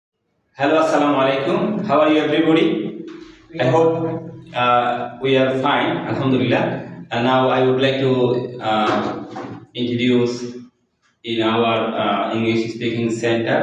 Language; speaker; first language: English; non-native, learner; Bangla